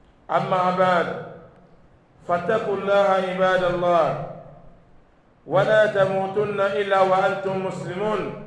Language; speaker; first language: Arabic; non-native, fluent; Yoruba